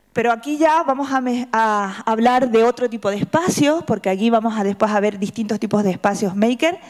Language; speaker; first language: Spanish; native; Spanish